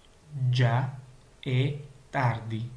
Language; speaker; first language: Italian; non-native, learner; Georgian